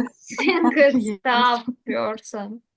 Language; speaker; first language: English; non-native, learner; Russian